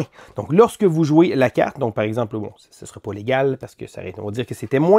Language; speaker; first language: French; native; French